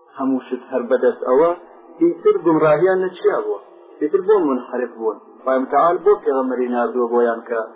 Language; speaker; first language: Central Kurdish; non-native, local second language; Gurani